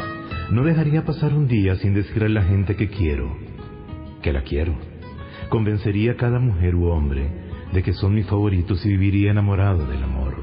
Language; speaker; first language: Spanish; native; Spanish